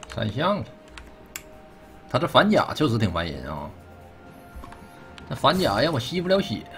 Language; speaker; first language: Chinese; native; Chinese